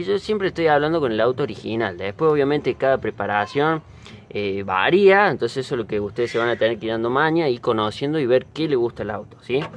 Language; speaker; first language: Spanish; native; Spanish